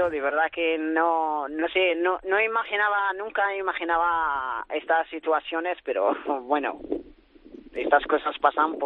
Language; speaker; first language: Spanish; early bilingual, other home language; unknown